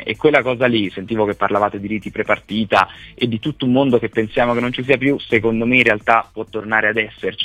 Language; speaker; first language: Italian; native; Italian